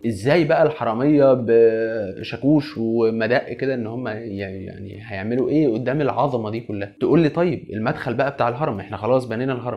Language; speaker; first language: Arabic; native; Arabic